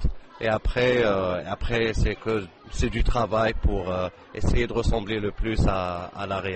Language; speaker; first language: French; non-native, local second language; Arabic